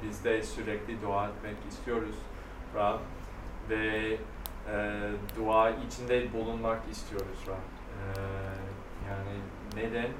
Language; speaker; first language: Turkish; non-native, fluent; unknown